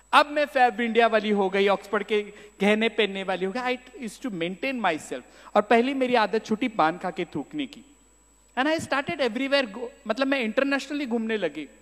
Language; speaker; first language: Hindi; non-native, local second language; Marathi